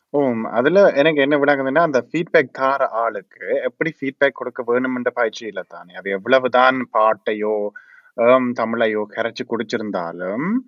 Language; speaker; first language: Tamil; early bilingual, heritage; Tamil